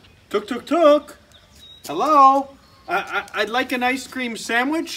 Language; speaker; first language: English; early bilingual, other home language; Lithuanian